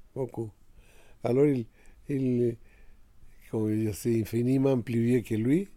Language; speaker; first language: French; non-native, fluent; Spanish